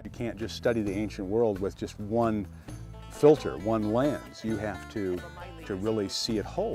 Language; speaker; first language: English; native; English